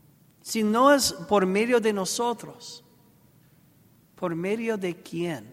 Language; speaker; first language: Spanish; non-native, learner; English